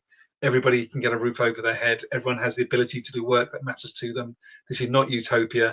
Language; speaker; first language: English; native; English